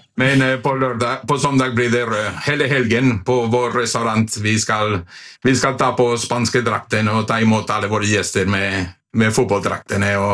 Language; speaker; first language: Norwegian; non-native, fluent; Spanish